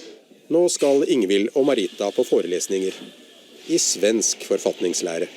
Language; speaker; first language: Norwegian; native; Norwegian